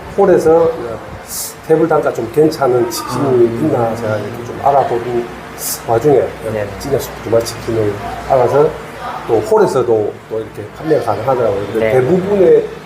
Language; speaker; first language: Korean; native; Korean